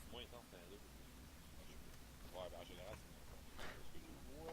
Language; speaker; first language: French; native; French